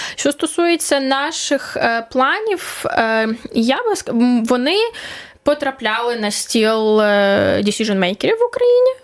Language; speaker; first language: Ukrainian; native; Ukrainian